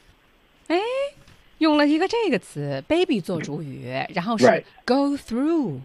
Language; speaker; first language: Chinese; native; Chinese